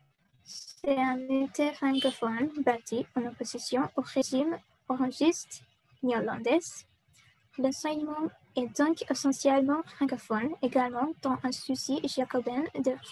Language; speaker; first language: French; non-native, learner; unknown